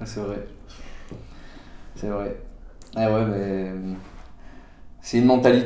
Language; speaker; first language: French; native; French